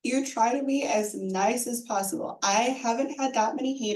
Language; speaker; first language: English; native; English